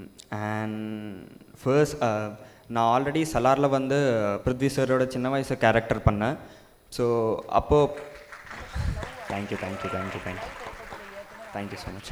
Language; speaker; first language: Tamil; non-native, learner; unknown